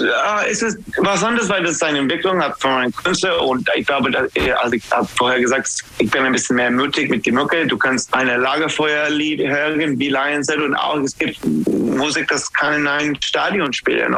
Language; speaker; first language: German; non-native, fluent; English